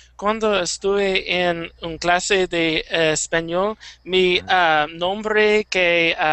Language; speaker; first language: Spanish; non-native, learner; English